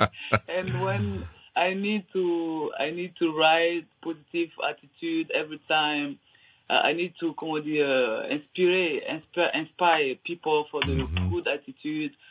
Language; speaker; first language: English; non-native, learner; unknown